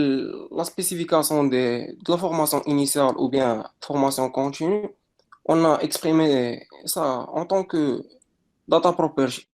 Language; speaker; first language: French; non-native, local second language; Arabic